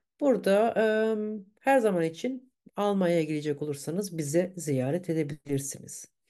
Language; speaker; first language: Turkish; early bilingual, heritage; Turkish